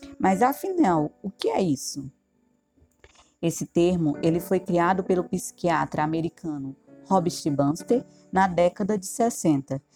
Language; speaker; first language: Portuguese; native; Portuguese